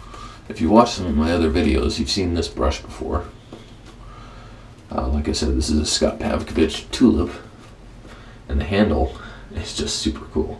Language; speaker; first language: English; native; English